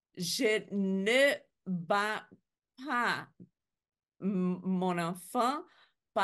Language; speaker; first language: French; non-native, learner; Portuguese